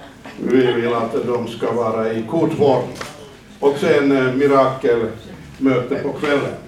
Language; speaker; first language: Swedish; non-native, fluent; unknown